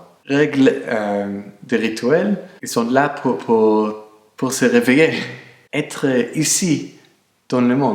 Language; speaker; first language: French; non-native, fluent; English